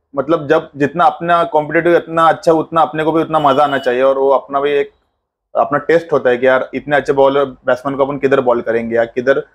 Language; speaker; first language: Hindi; non-native, local second language; Marathi